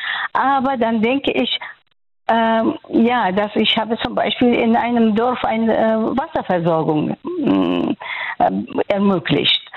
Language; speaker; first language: German; non-native, fluent; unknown